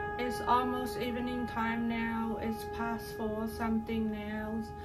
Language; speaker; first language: English; non-native, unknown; Khmer